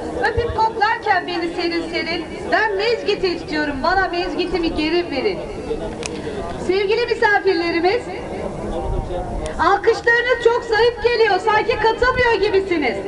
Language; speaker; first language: Turkish; native; Turkish